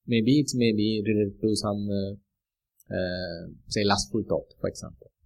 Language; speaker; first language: English; non-native, local second language; Sinhala